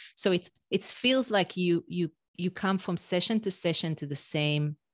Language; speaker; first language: English; non-native, fluent; Hebrew